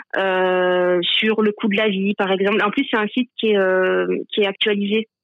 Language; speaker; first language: French; native; French